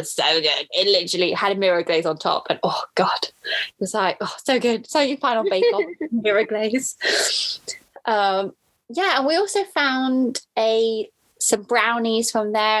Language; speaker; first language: English; native; English